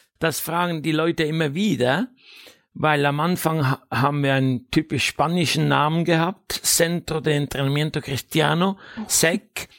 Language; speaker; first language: German; native; German